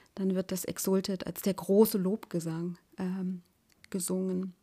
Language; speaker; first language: German; native; German